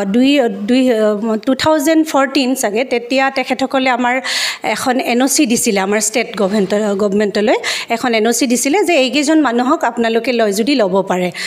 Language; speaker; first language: Assamese; native; Assamese